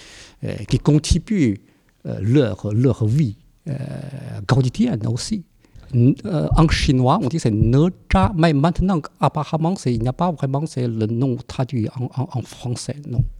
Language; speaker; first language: French; non-native, fluent; Chinese